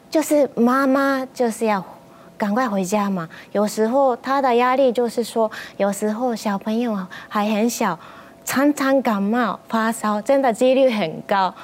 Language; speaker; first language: Chinese; non-native, fluent; Japanese